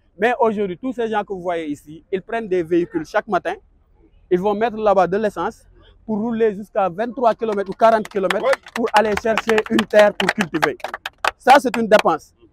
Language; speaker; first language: French; non-native, local second language; Wolof